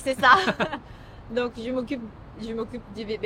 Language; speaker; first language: French; non-native, fluent; Japanese